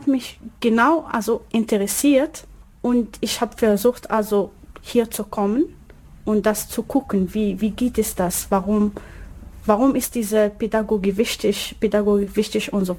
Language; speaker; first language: German; non-native, learner; Arabic